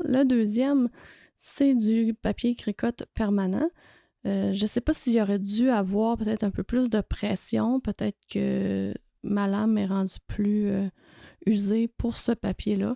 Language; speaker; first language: French; native; French